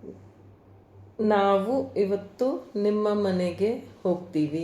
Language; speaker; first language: Kannada; non-native, learner; Punjabi